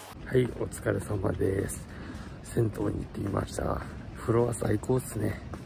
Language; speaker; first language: Japanese; native; Japanese